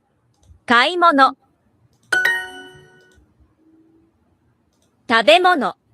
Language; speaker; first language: Japanese; non-native, learner; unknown